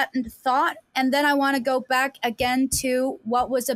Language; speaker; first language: English; non-native, fluent; Danish